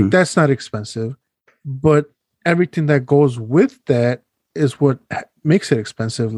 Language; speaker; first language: English; early bilingual, other home language; Spanish